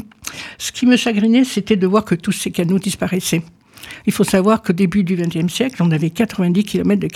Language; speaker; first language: French; native; French